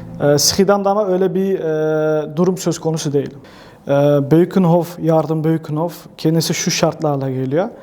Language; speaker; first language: Turkish; early bilingual, heritage; Turkish